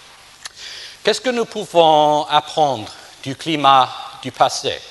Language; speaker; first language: French; non-native, fluent; English